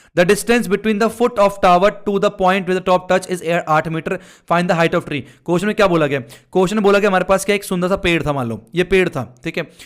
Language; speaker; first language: Hindi; native; Hindi